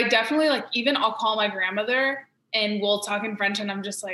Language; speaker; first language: English; native; English